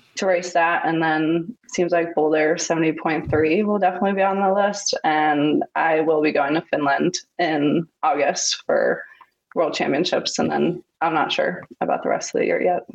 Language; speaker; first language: English; native; English